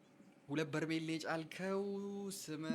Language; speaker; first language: Amharic; native; Amharic